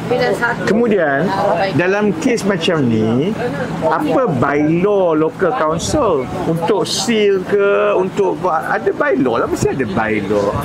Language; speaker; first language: Malay; native; Malay